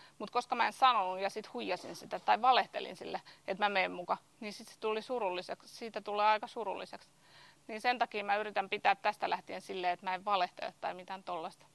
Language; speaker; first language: Finnish; native; Finnish